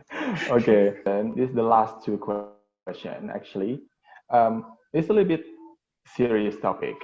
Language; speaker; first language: English; non-native, local second language; Indonesian